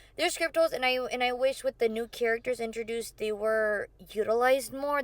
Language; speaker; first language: English; native; English